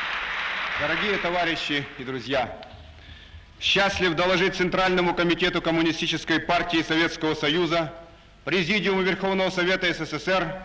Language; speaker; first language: Russian; native; Russian